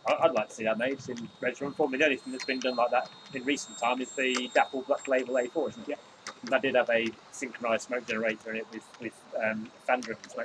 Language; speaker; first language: English; native; English